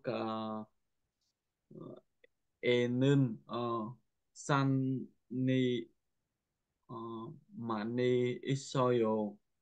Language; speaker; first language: Korean; non-native, learner; Vietnamese